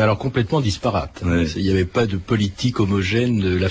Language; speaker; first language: French; native; French